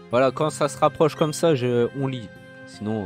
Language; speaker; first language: French; native; French